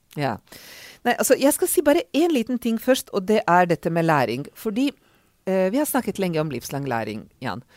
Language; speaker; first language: Norwegian; non-native, fluent; Hungarian